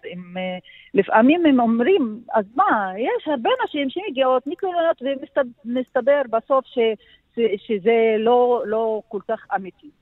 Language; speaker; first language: Hebrew; non-native, local second language; Arabic